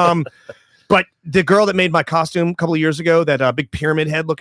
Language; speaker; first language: English; native; English